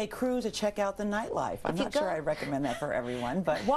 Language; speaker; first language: English; native; English